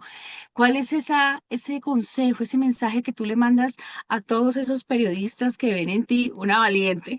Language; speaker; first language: Spanish; native; Spanish